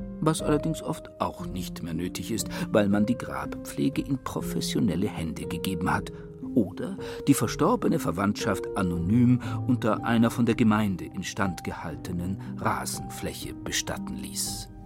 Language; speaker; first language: German; native; German